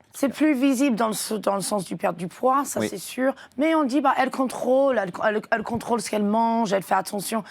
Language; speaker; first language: French; non-native, fluent; English